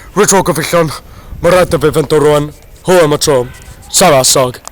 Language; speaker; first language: Welsh; non-native, learner; English